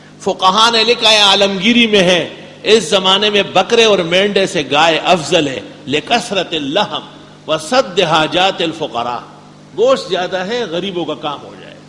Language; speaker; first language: Urdu; non-native, local second language; Pashto